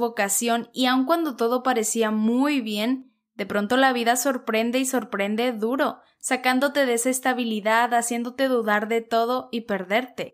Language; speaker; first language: Spanish; native; Spanish